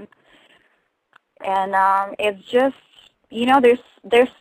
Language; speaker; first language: English; non-native, fluent; Russian